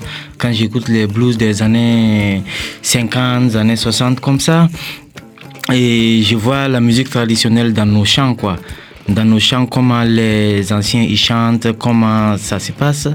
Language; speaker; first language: French; non-native, local second language; Mossi